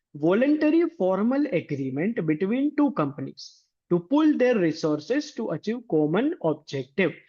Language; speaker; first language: English; non-native, local second language; Gujarati